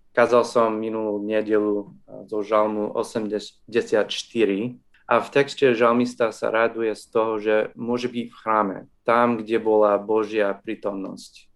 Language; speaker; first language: Slovak; non-native, fluent; English